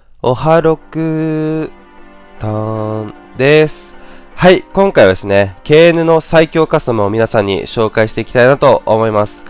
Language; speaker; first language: Japanese; native; Japanese